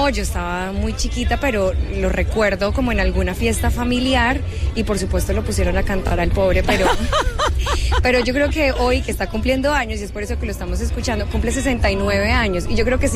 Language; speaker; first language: Spanish; native; Spanish